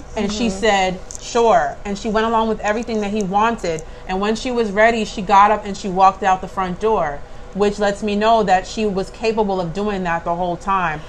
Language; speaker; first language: English; native; English